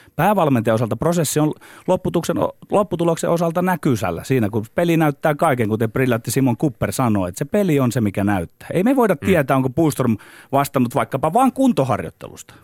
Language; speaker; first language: Finnish; native; Finnish